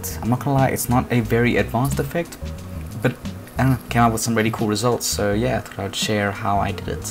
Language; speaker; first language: English; native; English